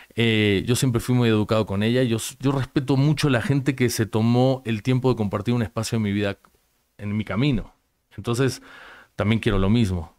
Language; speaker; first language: Spanish; native; Spanish